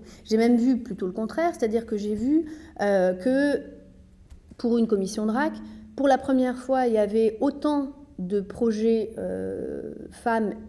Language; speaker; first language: French; native; French